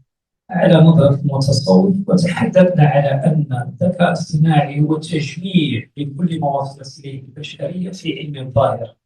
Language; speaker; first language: Arabic; native; Arabic